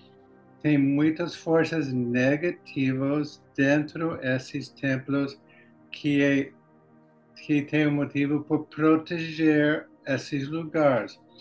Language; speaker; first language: Portuguese; non-native, learner; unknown